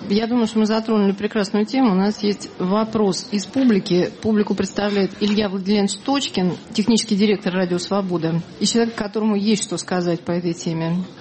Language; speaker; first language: Russian; native; Russian